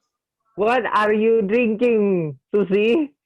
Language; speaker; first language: English; non-native, learner; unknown